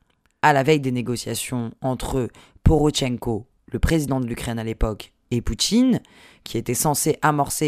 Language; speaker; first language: French; native; French